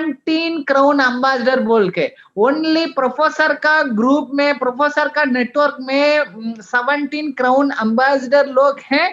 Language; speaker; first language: Hindi; non-native, local second language; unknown